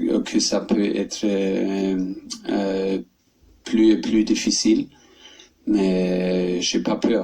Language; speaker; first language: French; non-native, learner; German